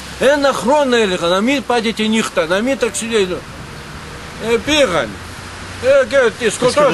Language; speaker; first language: Greek; non-native, learner; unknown